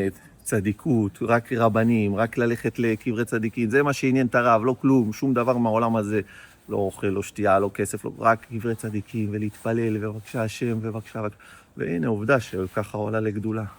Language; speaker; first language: Hebrew; native; Hebrew